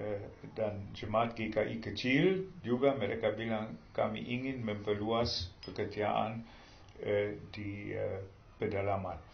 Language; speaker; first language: Indonesian; non-native, fluent; German